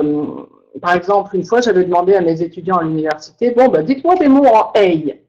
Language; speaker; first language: French; native; French